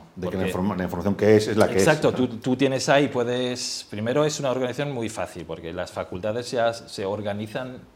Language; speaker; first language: Spanish; non-native, fluent; German